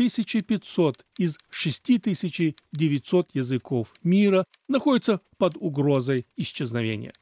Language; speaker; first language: Russian; non-native, local second language; Chechen